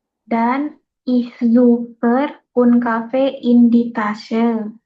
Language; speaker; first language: German; non-native, learner; Indonesian